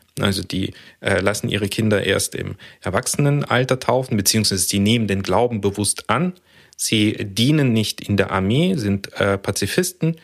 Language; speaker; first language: German; early bilingual, other home language; Russian